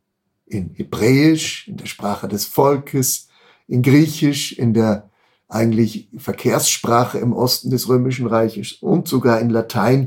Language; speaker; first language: German; native; German